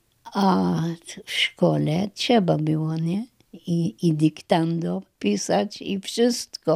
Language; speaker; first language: Polish; non-native, local second language; German